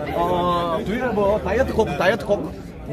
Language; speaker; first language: English; non-native, learner; Korean